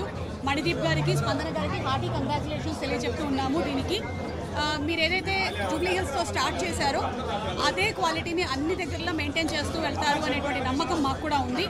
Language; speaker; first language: Telugu; native; Telugu